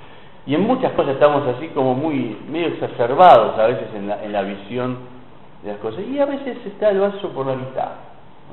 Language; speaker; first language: Spanish; native; Spanish